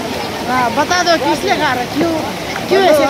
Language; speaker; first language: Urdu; non-native, local second language; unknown